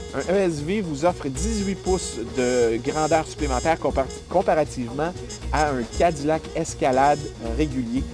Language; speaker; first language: French; native; French